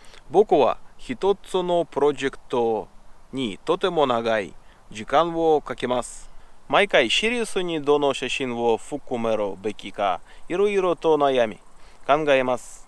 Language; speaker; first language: Japanese; non-native, learner; Russian